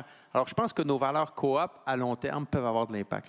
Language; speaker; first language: French; native; French